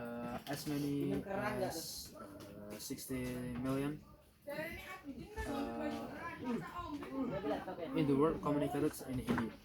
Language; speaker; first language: English; non-native, learner; Indonesian